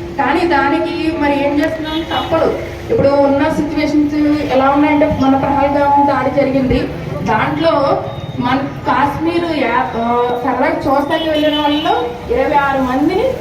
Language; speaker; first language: Telugu; native; Telugu